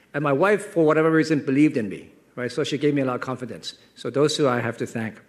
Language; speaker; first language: English; non-native, local second language; Cantonese